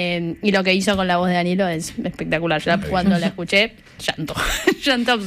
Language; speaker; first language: Spanish; native; Spanish